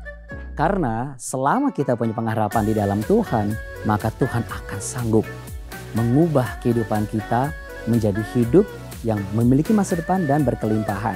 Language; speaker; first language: Indonesian; native; Indonesian